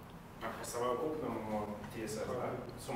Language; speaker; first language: Russian; native; Russian